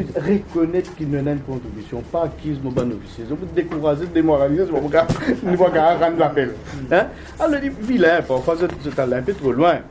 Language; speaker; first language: French; non-native, local second language; Morisyen